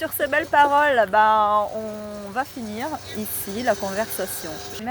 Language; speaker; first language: French; non-native, fluent; Portuguese